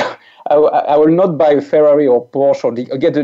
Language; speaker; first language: English; non-native, fluent; French